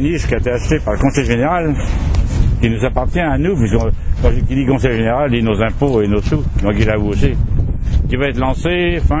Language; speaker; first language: French; native; French